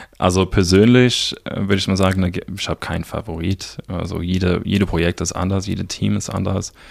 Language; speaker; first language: German; non-native, fluent; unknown